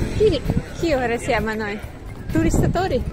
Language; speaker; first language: Italian; non-native, learner; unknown